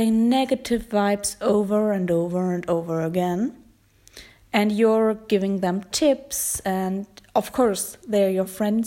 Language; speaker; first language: English; non-native, fluent; German